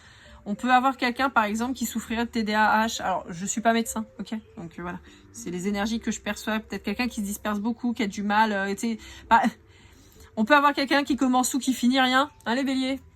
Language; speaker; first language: French; native; French